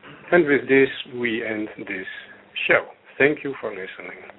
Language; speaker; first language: English; non-native, fluent; Dutch